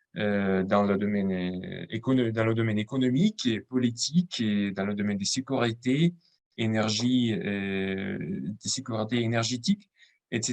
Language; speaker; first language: French; non-native, fluent; Russian